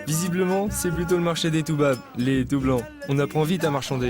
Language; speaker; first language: French; native; French